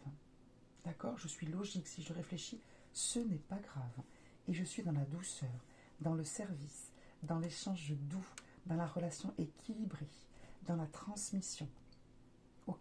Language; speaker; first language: French; native; French